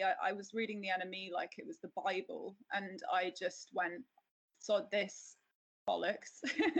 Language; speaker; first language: English; native; English